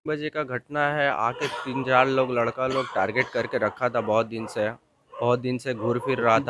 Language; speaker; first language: Hindi; non-native, local second language; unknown